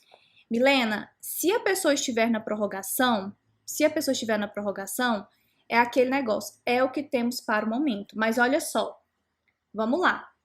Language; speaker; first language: Portuguese; native; Portuguese